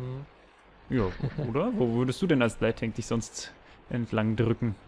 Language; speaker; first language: German; native; German